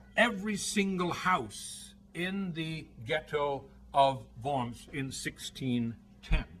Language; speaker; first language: English; native; English